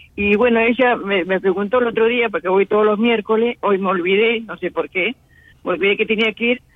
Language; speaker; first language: Spanish; native; Spanish